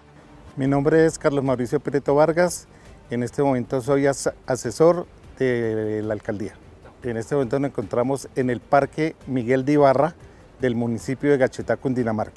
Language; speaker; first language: Spanish; native; Spanish